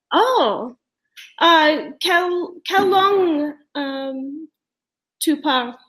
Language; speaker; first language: French; non-native, learner; English